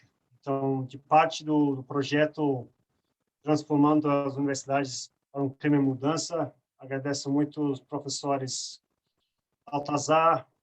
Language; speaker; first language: Portuguese; non-native, fluent; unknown